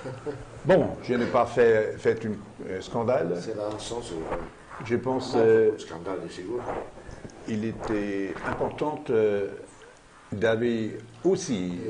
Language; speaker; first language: French; non-native, learner; German